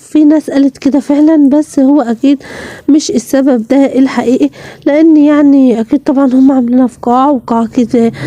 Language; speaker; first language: Arabic; native; Arabic